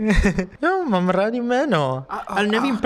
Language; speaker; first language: Czech; non-native, learner; Spanish